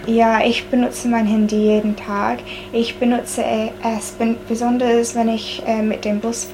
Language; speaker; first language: German; non-native, learner; English